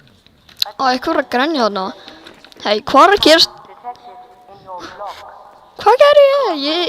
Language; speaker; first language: Icelandic; early bilingual, heritage; Swedish